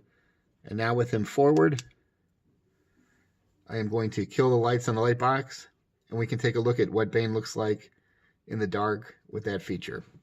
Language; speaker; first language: English; native; English